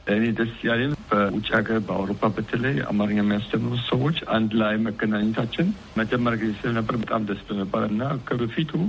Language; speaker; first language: Amharic; non-native, fluent; German